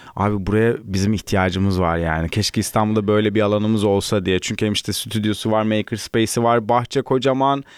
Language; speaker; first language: Turkish; native; Turkish